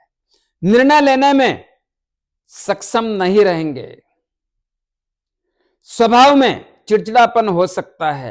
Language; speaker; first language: Hindi; native; Hindi